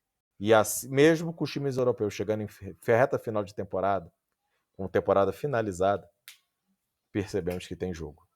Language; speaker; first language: Portuguese; native; Portuguese